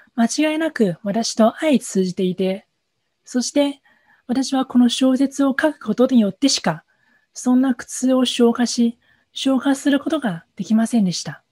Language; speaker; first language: Japanese; non-native, fluent; Chinese